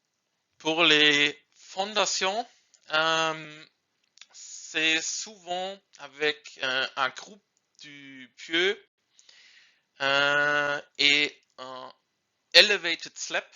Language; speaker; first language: French; non-native, learner; German